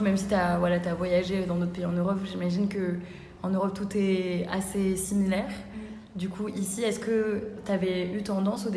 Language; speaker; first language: French; native; French